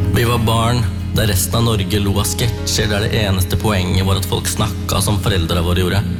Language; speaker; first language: Norwegian; early bilingual, other home language; Tamil